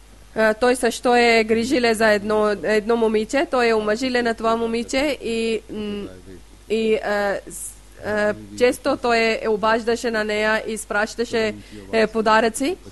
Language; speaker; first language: Bulgarian; non-native, learner; Urdu